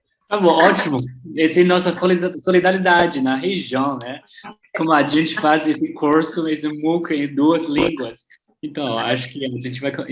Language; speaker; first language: Portuguese; non-native, learner; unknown